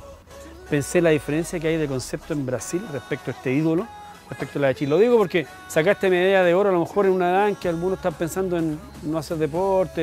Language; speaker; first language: Spanish; native; Spanish